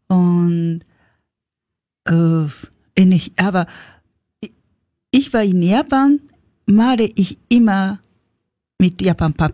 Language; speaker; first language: German; non-native, learner; Japanese